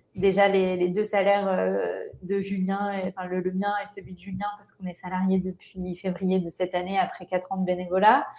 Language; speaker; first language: French; native; French